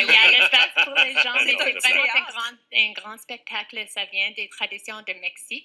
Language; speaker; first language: French; non-native, fluent; English